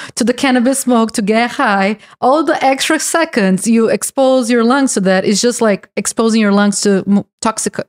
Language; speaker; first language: English; non-native, fluent; Portuguese